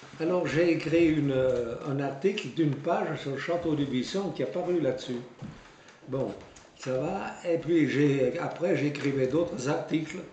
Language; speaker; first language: French; native; French